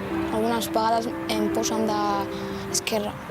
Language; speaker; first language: Catalan; early bilingual, other home language; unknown